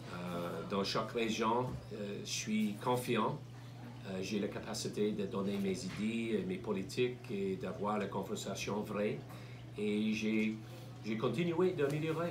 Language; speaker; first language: French; non-native, learner; English